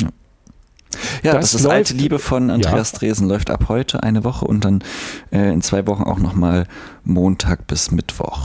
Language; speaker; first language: German; native; German